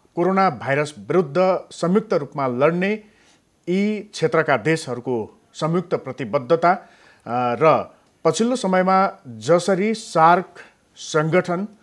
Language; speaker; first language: Nepali; native; Nepali